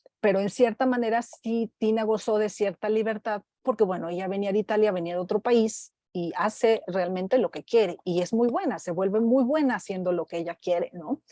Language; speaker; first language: Spanish; native; Spanish